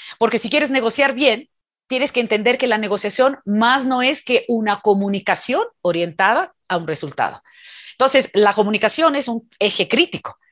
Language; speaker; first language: Spanish; non-native, fluent; Italian